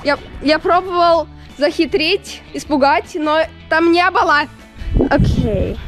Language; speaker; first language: Russian; early bilingual, heritage; Russian